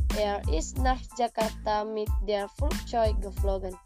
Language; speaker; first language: German; non-native, learner; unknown